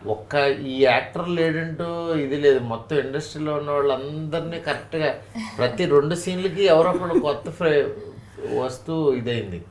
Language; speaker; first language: Telugu; native; Telugu